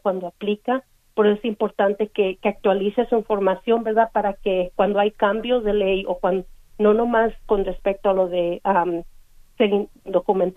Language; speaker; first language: Spanish; native; Spanish